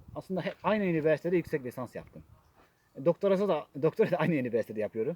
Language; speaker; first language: Turkish; non-native, fluent; Japanese